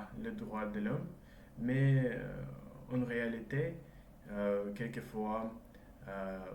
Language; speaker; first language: French; non-native, learner; Russian